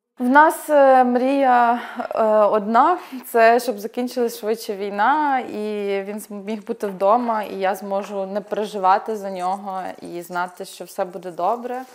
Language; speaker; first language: Ukrainian; native; Ukrainian